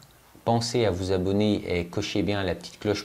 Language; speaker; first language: French; native; French